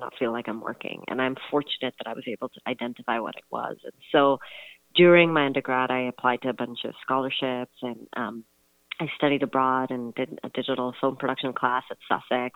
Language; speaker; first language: English; non-native, local second language; Urdu